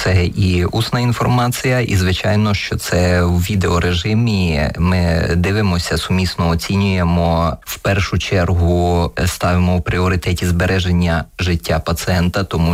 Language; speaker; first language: Ukrainian; native; Ukrainian